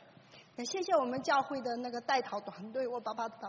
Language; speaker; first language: Chinese; native; Chinese